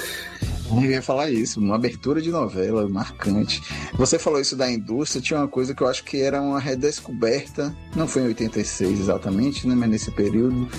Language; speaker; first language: Portuguese; native; Portuguese